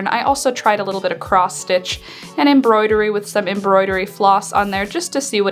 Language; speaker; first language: English; native; English